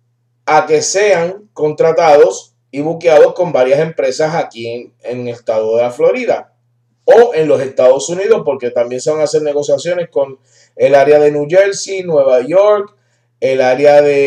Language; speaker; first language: Spanish; native; Spanish